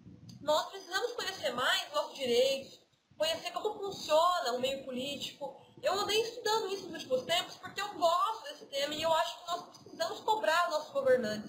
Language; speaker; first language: Portuguese; native; Portuguese